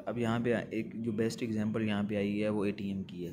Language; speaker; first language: Hindi; non-native, local second language; Punjabi